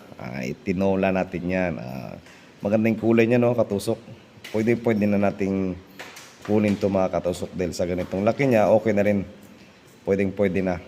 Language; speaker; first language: Filipino; non-native, local second language; Cebuano